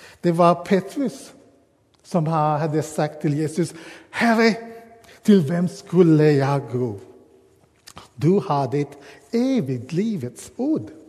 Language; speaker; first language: Swedish; non-native, learner; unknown